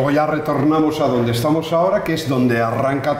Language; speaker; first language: Spanish; native; Spanish